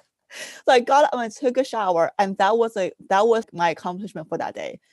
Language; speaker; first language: English; early bilingual, other home language; Chinese